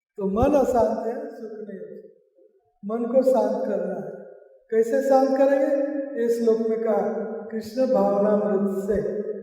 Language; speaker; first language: Hindi; non-native, local second language; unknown